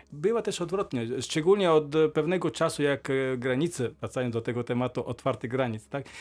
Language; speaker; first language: Polish; non-native, fluent; Italian